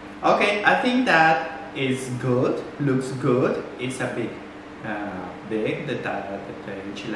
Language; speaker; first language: English; non-native, fluent; Spanish